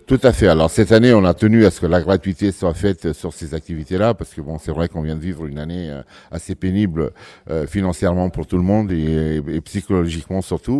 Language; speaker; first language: French; early bilingual, other home language; Portuguese